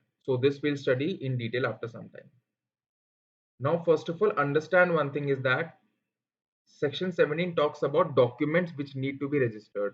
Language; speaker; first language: English; non-native, local second language; Hindi